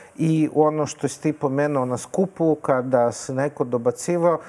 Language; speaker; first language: Serbian; non-native, fluent; Russian